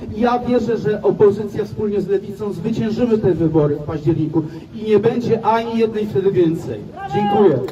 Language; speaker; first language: Polish; native; Polish